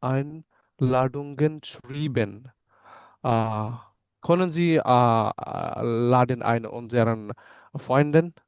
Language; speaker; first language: German; non-native, learner; Bangla